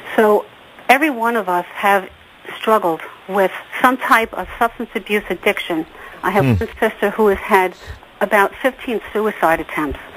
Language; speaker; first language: English; native; English